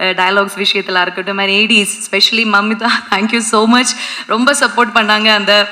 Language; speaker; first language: Tamil; non-native, fluent; Malayalam